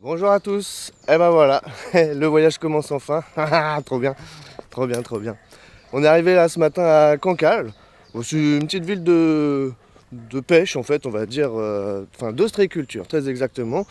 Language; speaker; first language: French; native; French